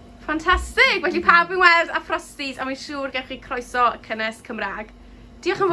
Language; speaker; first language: Welsh; native; Welsh